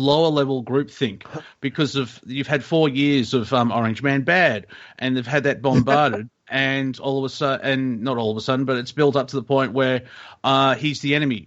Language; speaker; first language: English; native; English